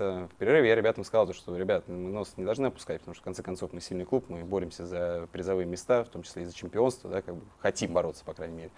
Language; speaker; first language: Russian; native; Russian